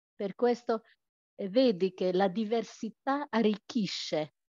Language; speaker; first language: Italian; non-native, fluent; Albanian